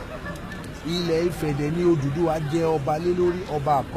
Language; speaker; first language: Yoruba; native; Yoruba